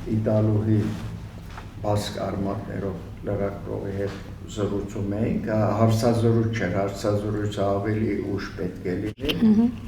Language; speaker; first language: Armenian; early bilingual, heritage; Armenian